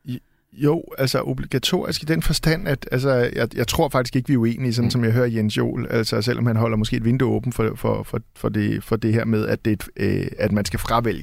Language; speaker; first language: Danish; native; Danish